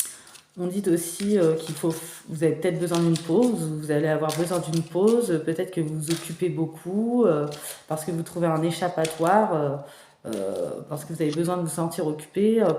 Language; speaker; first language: French; native; French